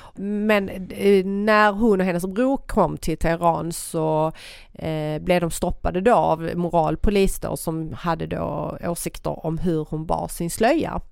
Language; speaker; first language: Swedish; early bilingual, other home language; Persian